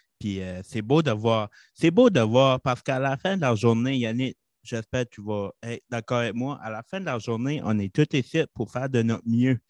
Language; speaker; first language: French; native; French